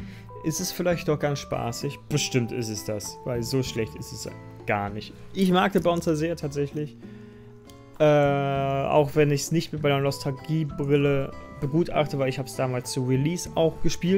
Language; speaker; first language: German; native; German